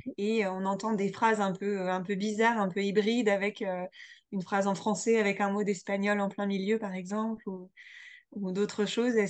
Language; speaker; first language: French; native; French